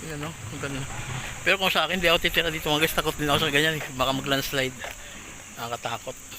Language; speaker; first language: Filipino; native; Filipino